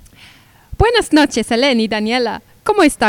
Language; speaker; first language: Spanish; non-native, learner; English